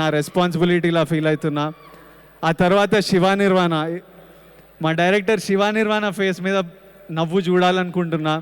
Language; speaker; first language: Telugu; native; Telugu